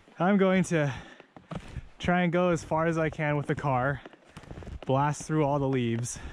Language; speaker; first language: English; native; English